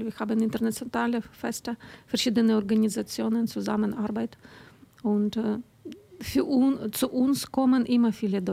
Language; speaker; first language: German; non-native, learner; Ukrainian